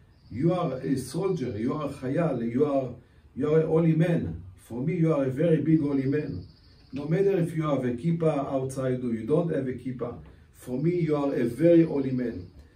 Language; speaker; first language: English; non-native, fluent; Hebrew